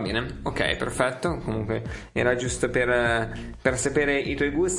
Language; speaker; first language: Italian; native; Italian